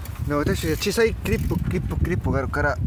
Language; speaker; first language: Japanese; non-native, learner; Spanish